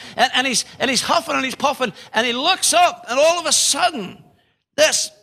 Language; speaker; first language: English; native; English